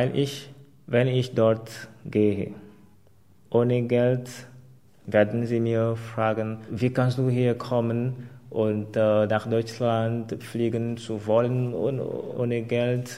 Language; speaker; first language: German; non-native, fluent; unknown